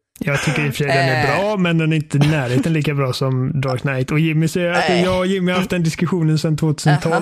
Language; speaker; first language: Swedish; native; Swedish